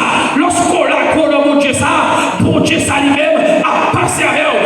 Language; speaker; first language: French; non-native, local second language; Haitian Creole